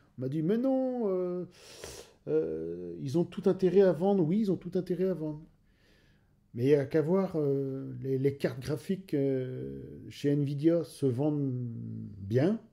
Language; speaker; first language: French; native; French